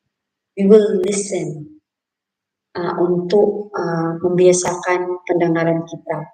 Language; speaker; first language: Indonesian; non-native, fluent; Filipino